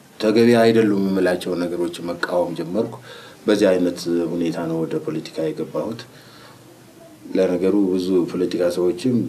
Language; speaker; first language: Amharic; non-native, local second language; Oromo